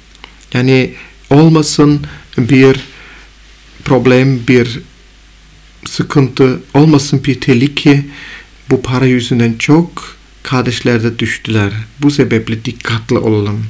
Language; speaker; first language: Turkish; non-native, fluent; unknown